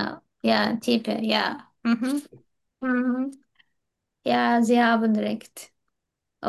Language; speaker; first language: German; non-native, learner; Turkish